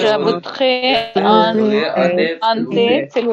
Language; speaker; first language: French; non-native, learner; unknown